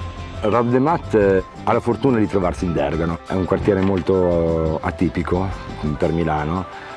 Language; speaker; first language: Italian; native; Italian